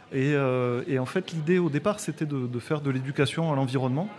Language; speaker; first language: French; native; French